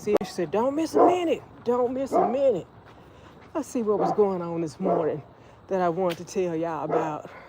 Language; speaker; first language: English; native; English